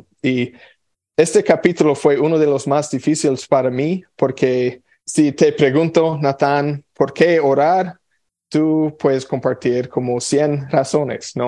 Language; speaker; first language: Spanish; non-native, fluent; English